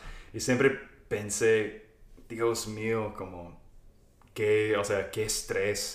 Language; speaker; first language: Spanish; non-native, fluent; English